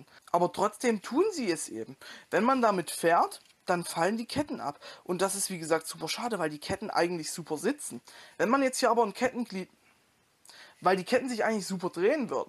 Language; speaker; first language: German; native; German